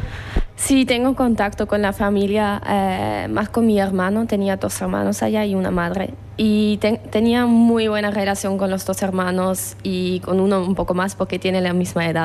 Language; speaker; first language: Spanish; non-native, fluent; German